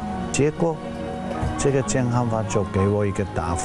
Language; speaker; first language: Chinese; non-native, fluent; German